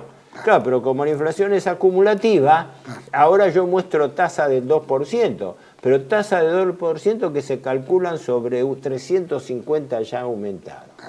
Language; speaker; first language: Spanish; native; Spanish